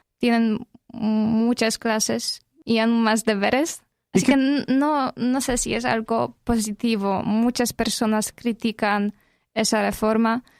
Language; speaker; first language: Spanish; non-native, fluent; Polish